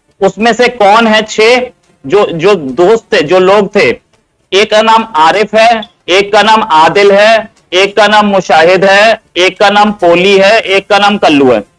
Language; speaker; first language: Hindi; native; Hindi